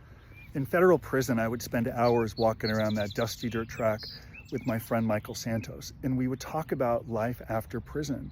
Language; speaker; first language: English; native; English